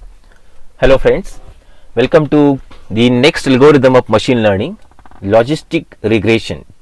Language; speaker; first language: English; non-native, local second language; Marathi